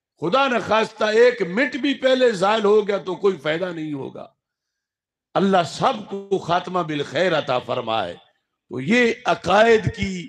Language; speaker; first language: Urdu; non-native, local second language; Punjabi